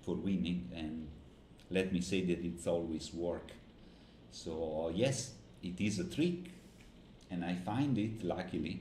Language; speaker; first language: English; non-native, fluent; Italian